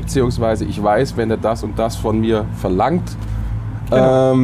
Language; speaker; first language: German; native; German